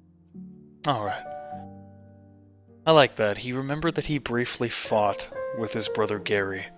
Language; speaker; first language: English; native; English